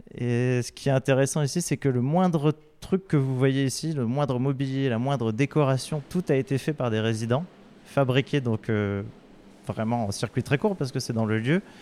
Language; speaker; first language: French; native; French